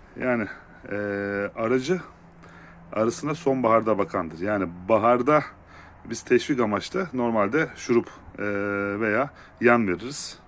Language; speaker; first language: Turkish; native; Turkish